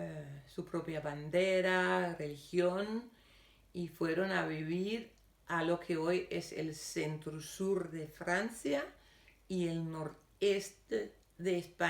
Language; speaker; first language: Spanish; non-native, fluent; Danish